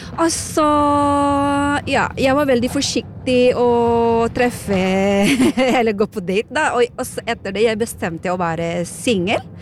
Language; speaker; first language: Norwegian; non-native, fluent; Filipino